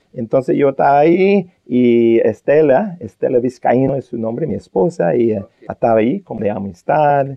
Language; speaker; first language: Spanish; non-native, fluent; English